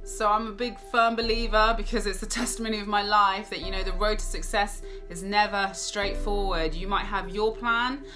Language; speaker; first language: English; native; English